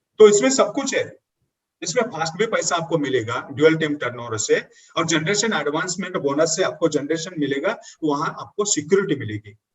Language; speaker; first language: Hindi; non-native, local second language; Marathi